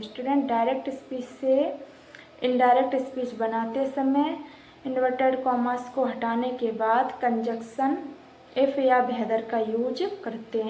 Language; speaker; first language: Hindi; native; Hindi